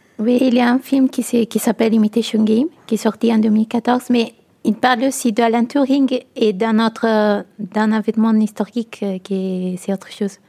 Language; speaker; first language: French; non-native, learner; Italian